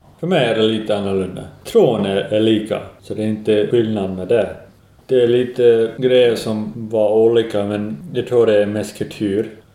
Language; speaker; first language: Swedish; non-native, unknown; English